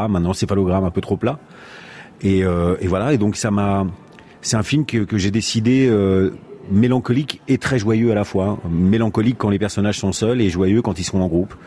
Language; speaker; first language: French; native; French